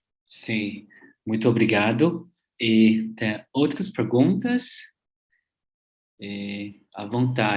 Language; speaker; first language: Portuguese; non-native, learner; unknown